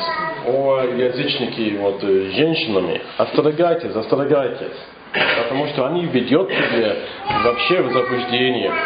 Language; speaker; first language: Russian; non-native, fluent; English